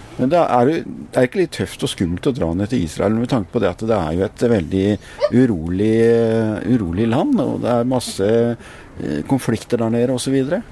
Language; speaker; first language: Norwegian; native; Norwegian